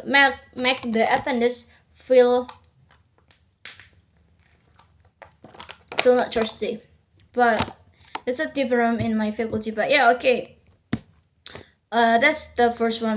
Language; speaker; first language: English; non-native, learner; Indonesian